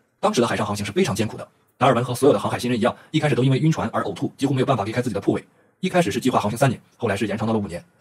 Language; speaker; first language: Chinese; native; Chinese